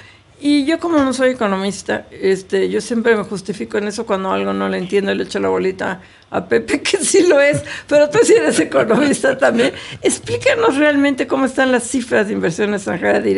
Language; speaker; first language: Spanish; native; Spanish